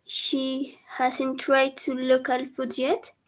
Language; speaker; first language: English; non-native, learner; Spanish